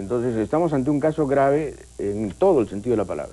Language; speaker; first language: Spanish; native; Spanish